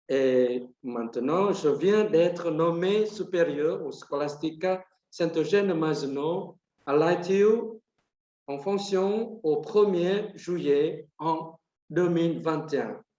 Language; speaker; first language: French; non-native, fluent; Vietnamese